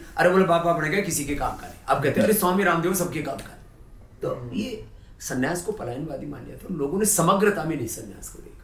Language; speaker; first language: Hindi; native; Hindi